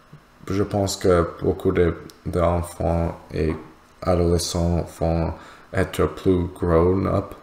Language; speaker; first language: French; non-native, learner; English